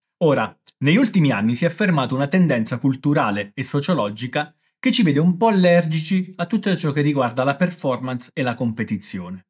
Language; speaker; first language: Italian; native; Italian